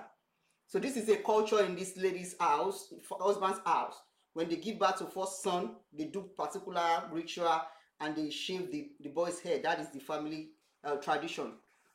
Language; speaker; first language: English; non-native, local second language; Yoruba